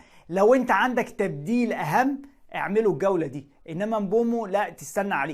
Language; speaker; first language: Arabic; native; Arabic